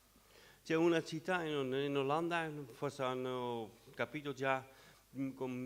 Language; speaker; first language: Italian; non-native, fluent; Dutch